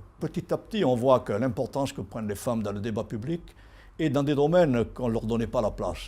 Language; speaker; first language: French; native; French